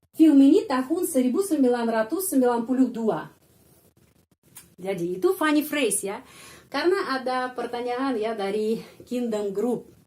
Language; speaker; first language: Indonesian; non-native, fluent; Russian